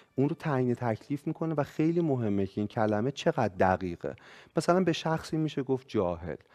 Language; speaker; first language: Persian; native; Persian